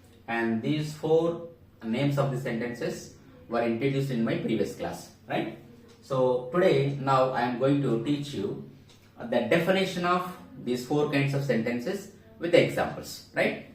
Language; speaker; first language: English; non-native, local second language; Telugu